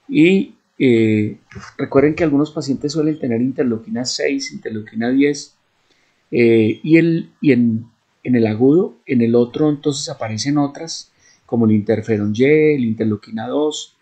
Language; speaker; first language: Spanish; native; Spanish